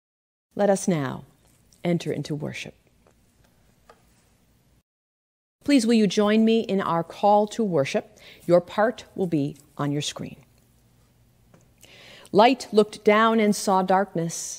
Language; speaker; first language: English; native; English